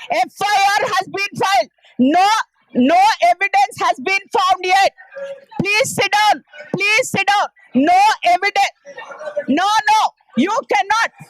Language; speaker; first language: English; non-native, local second language; Telugu